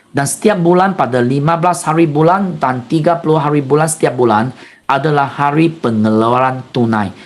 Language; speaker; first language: Malay; non-native, local second language; Chinese